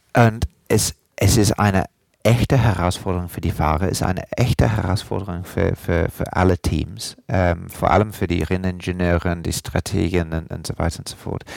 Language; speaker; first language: German; non-native, fluent; English